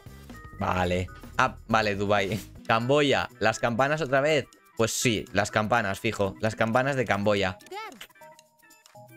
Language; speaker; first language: Spanish; native; Spanish